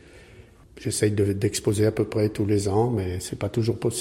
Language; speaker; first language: French; native; French